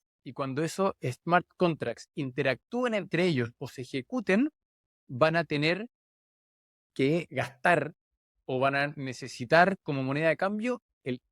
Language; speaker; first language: Spanish; native; Spanish